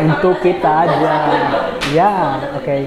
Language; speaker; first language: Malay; non-native, learner; Arabic